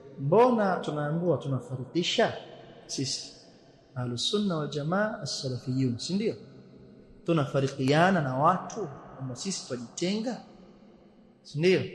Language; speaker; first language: Swahili; native; Swahili